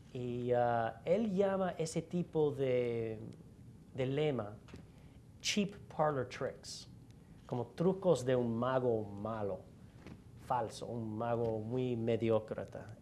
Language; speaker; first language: Spanish; non-native, fluent; English